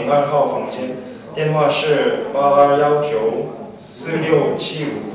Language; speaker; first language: Chinese; non-native, learner; Korean